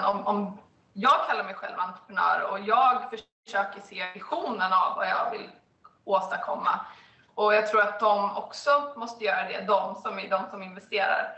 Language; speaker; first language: Swedish; native; Swedish